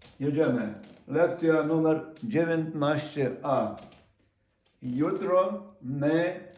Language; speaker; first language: Polish; non-native, fluent; Ukrainian